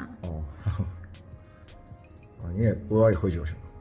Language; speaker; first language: Chinese; non-native, fluent; Japanese